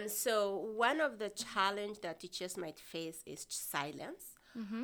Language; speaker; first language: English; non-native, local second language; Meru